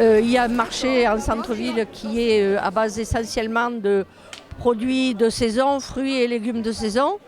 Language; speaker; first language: French; native; French